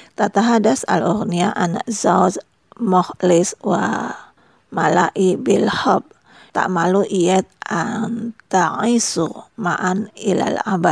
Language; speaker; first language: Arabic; non-native, fluent; Indonesian